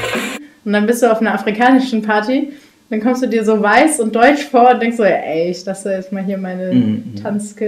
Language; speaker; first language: German; native; German